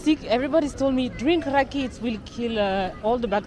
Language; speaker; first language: English; non-native, learner; French